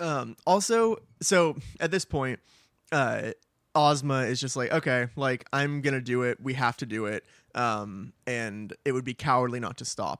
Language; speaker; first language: English; native; English